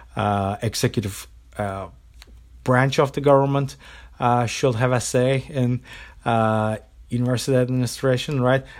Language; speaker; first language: English; non-native, fluent; Turkish